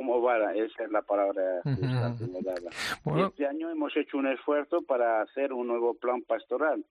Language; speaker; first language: Spanish; native; Spanish